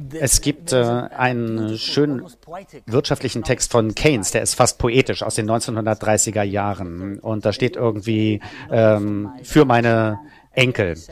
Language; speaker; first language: German; non-native, fluent; Italian